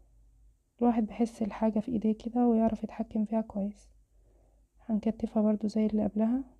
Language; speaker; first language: Arabic; native; Arabic